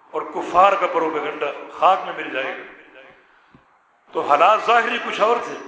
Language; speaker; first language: Urdu; native; Urdu